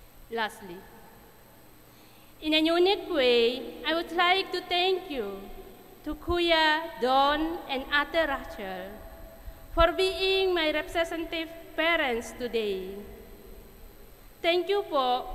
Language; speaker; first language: English; non-native, fluent; Indonesian